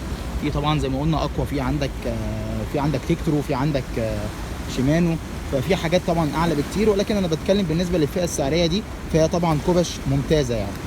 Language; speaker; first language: Arabic; native; Arabic